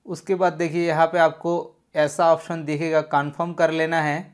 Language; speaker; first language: Hindi; non-native, local second language; Bangla